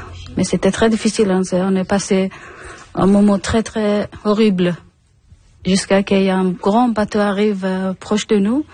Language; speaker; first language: French; non-native, learner; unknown